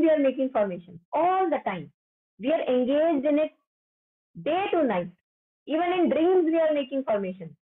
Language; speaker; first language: English; non-native, local second language; Hindi